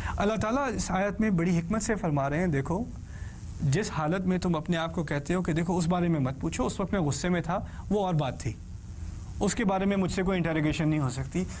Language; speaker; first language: Urdu; early bilingual, heritage; Urdu